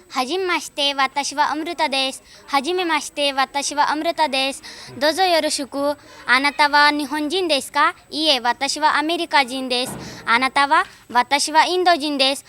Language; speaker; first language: Japanese; non-native, learner; Marathi